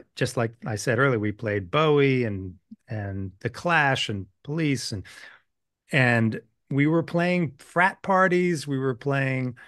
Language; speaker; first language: English; native; English